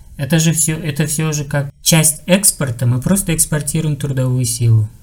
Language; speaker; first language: Russian; non-native, local second language; Uzbek